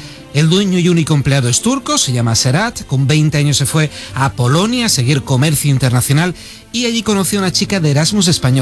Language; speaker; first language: Spanish; native; Spanish